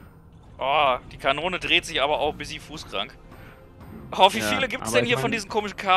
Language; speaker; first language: German; native; German